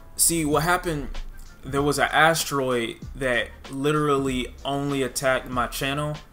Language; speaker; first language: English; native; English